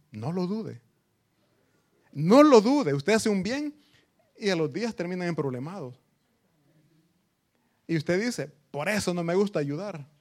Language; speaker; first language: Spanish; native; Spanish